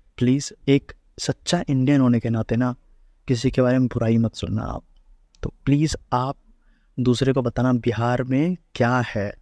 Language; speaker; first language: Hindi; native; Hindi